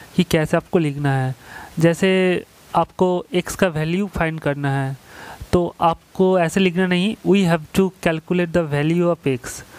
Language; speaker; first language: Hindi; non-native, local second language; Bangla